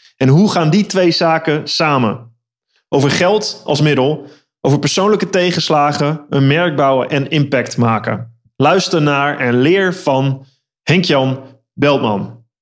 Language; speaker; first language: Dutch; native; Dutch